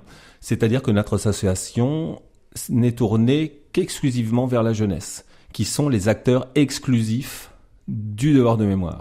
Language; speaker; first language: French; native; French